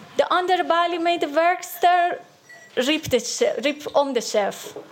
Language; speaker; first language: Dutch; non-native, learner; Persian